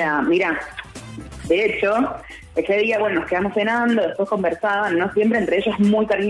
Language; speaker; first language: Spanish; native; Spanish